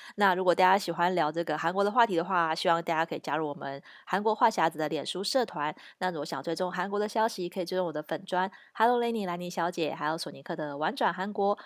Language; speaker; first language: Chinese; native; Chinese